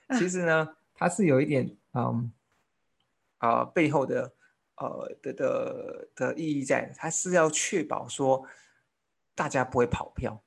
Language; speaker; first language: Chinese; native; Chinese